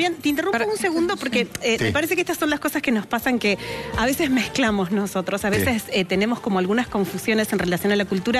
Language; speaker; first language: Spanish; native; Spanish